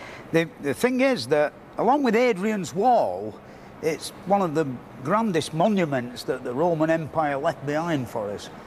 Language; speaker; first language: English; native; English